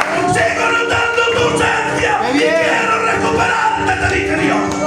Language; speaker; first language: Spanish; native; Spanish